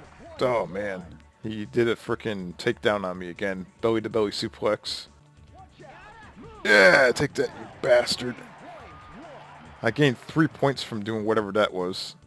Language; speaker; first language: English; native; English